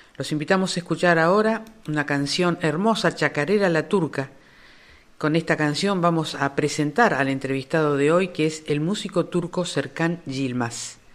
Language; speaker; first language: Spanish; native; Spanish